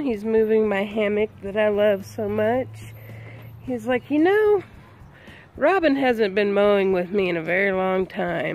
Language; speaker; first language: English; native; English